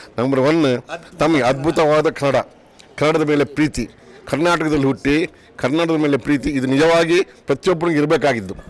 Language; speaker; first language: Kannada; non-native, local second language; Urdu